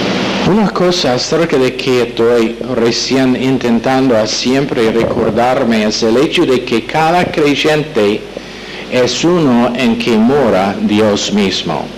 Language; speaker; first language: Spanish; non-native, fluent; English